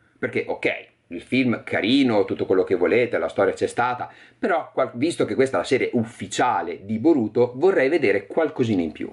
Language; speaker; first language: Italian; native; Italian